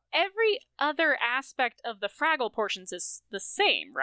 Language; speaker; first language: English; native; English